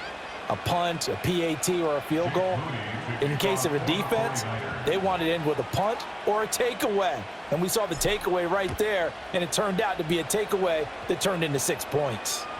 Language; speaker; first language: English; native; English